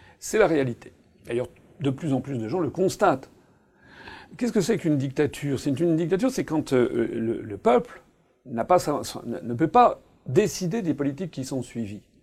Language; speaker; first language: French; native; French